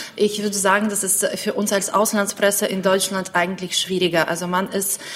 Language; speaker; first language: German; non-native, fluent; Ukrainian